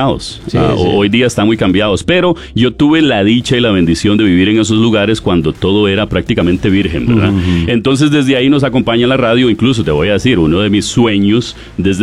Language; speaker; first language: Spanish; native; Spanish